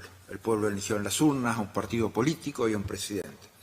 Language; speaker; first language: Spanish; native; Spanish